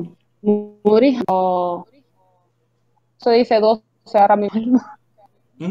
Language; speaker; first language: Spanish; native; Spanish